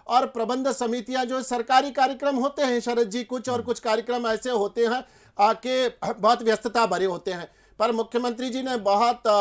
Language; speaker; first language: Hindi; native; Hindi